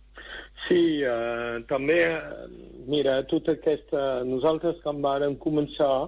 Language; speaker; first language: Catalan; non-native, local second language; French